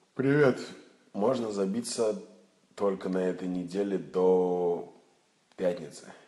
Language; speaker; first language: Russian; native; Russian